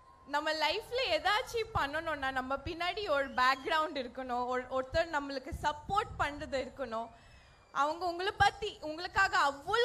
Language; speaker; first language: Tamil; non-native, learner; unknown